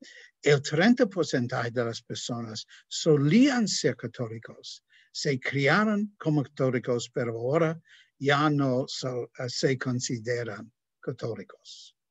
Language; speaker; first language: Spanish; non-native, fluent; English